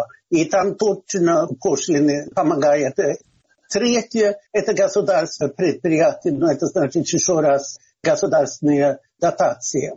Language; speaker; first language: Russian; non-native, fluent; Swedish